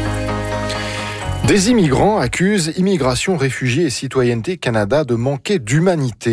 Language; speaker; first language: French; native; French